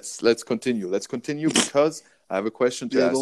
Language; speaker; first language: English; non-native, fluent; German